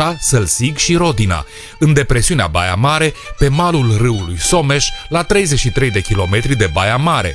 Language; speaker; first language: Romanian; native; Romanian